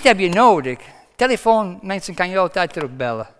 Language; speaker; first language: Dutch; non-native, fluent; English